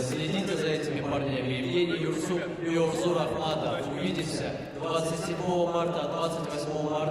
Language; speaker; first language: Russian; native; Russian